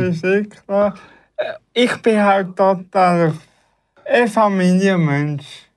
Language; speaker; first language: German; early bilingual, other home language; Italian